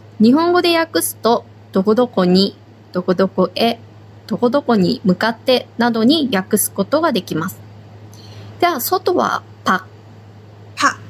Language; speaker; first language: Japanese; non-native, fluent; Korean